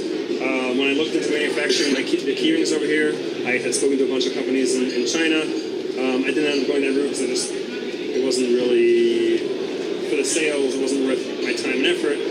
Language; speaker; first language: English; native; English